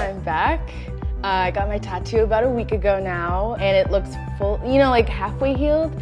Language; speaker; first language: English; native; English